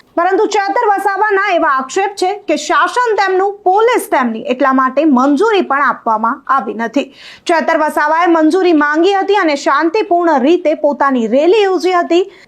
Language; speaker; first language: Gujarati; native; Gujarati